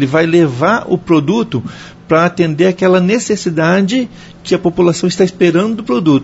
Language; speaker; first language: Portuguese; native; Portuguese